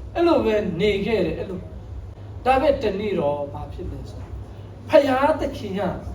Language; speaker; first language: Burmese; non-native, local second language; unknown